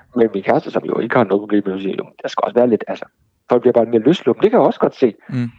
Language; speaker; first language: Danish; native; Danish